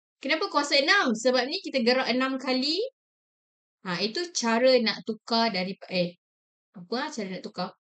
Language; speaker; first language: Malay; native; Malay